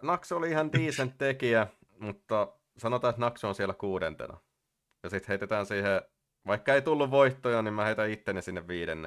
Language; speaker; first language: Finnish; native; Finnish